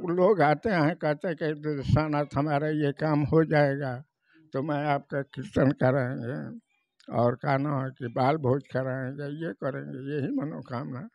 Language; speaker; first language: Hindi; native; Hindi